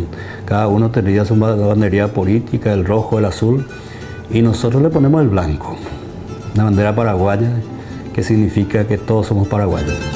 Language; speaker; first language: Spanish; native; Spanish